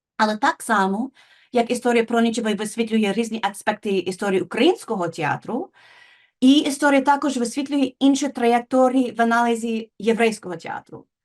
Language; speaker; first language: Ukrainian; non-native, fluent; English